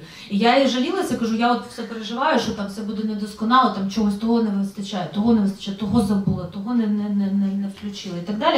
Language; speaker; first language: Ukrainian; native; Ukrainian